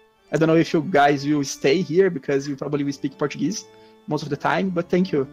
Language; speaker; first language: English; non-native, learner; Portuguese